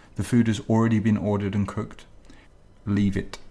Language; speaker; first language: English; native; English